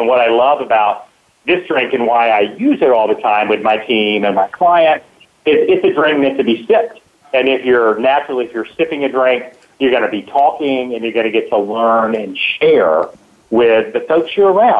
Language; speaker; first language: English; native; English